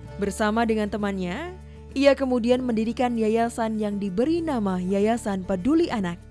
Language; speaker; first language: Indonesian; native; Indonesian